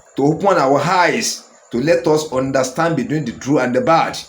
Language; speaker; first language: English; non-native, local second language; Yoruba